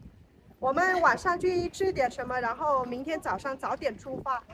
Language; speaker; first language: Chinese; non-native, fluent; Vietnamese